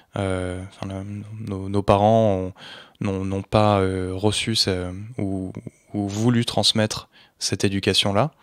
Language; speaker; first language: French; native; French